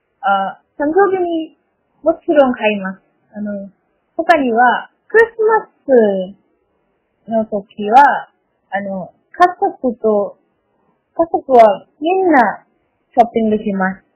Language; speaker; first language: Japanese; non-native, learner; Malayalam